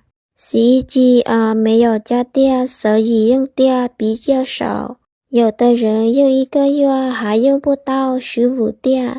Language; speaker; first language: Chinese; non-native, fluent; Lao